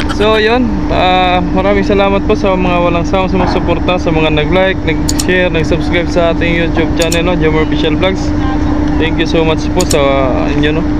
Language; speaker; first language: Filipino; non-native, local second language; Cebuano